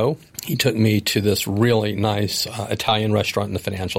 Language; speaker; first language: English; native; English